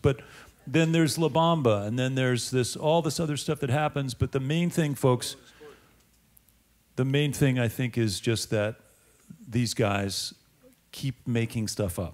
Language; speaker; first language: English; native; English